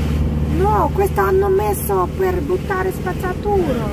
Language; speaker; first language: Italian; non-native, learner; Russian